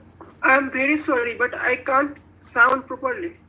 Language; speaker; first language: English; non-native, learner; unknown